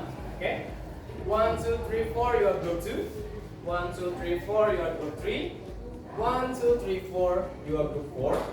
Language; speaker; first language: English; non-native, learner; Indonesian